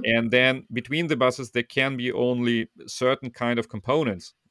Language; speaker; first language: English; non-native, fluent; Russian